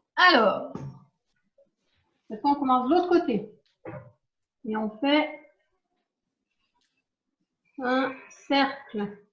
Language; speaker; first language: French; native; French